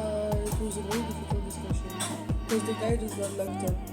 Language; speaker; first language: English; non-native, fluent; French